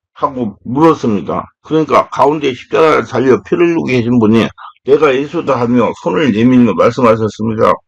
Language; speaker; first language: Korean; native; Korean